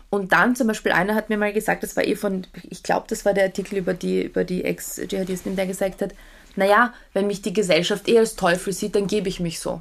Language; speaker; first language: German; early bilingual, other home language; Polish